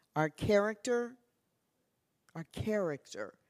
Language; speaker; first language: English; native; English